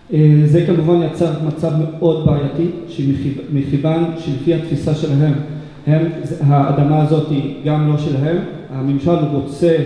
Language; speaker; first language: Hebrew; non-native, local second language; Arabic